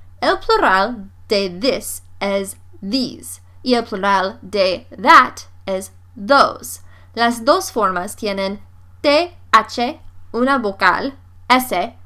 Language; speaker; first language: Spanish; non-native, fluent; English